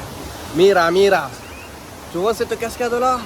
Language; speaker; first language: French; native; French